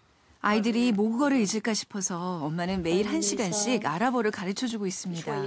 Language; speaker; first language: Korean; native; Korean